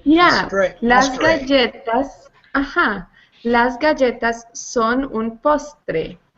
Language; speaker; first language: Spanish; non-native, fluent; English